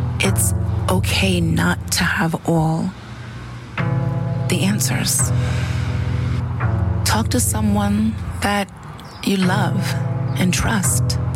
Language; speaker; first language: English; native; English